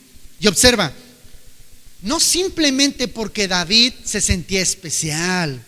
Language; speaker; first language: Spanish; native; Spanish